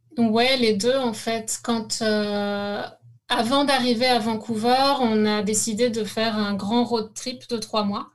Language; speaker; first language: French; native; French